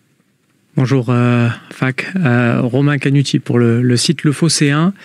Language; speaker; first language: French; native; French